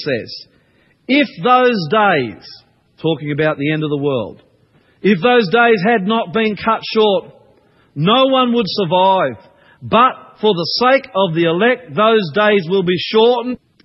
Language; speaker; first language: English; native; English